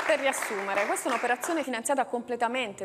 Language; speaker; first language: Italian; native; Italian